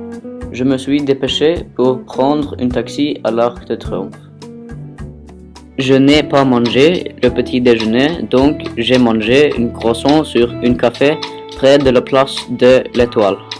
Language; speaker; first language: French; non-native, learner; Norwegian